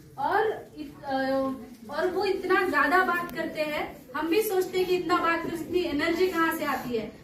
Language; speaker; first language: Hindi; non-native, local second language; Marathi